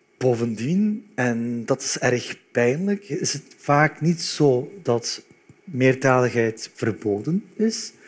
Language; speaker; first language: Dutch; early bilingual, other home language; Turkish